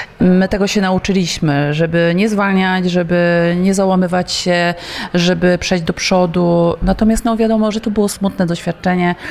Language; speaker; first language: Polish; native; Polish